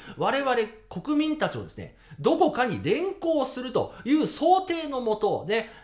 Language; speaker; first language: Japanese; native; Japanese